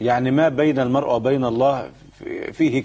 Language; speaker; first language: Arabic; native; Arabic